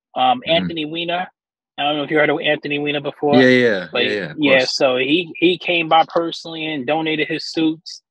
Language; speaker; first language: English; native; English